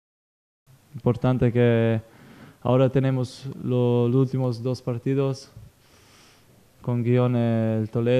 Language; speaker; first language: Spanish; non-native, fluent; Italian